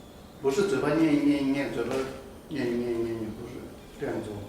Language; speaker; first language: Chinese; non-native, fluent; Tibetan